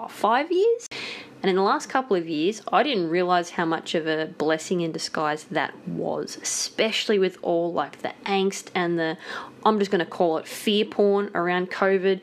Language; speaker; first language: English; native; English